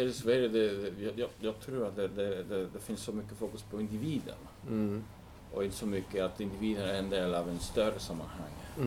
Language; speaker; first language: Swedish; non-native, fluent; English